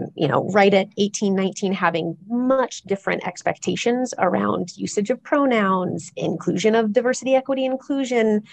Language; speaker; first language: English; native; English